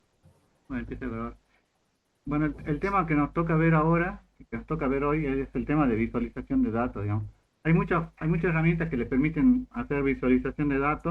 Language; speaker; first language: Spanish; native; Spanish